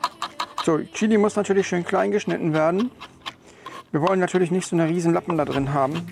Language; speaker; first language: German; native; German